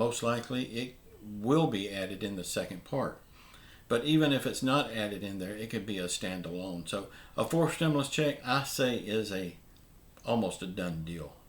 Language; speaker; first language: English; native; English